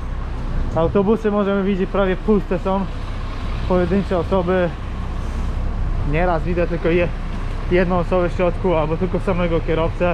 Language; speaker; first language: Polish; native; Polish